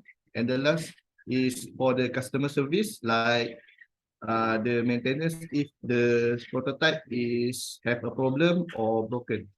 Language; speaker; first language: English; non-native, fluent; Malay